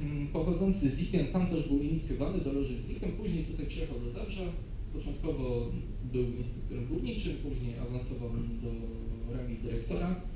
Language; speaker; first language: Polish; native; Polish